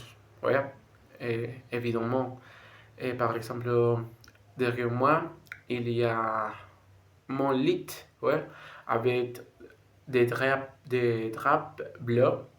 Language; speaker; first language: French; non-native, learner; Spanish